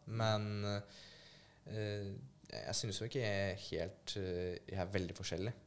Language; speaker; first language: Norwegian; early bilingual, other home language; Polish